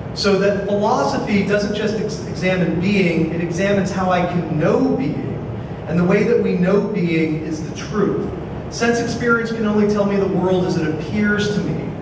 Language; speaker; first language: English; native; English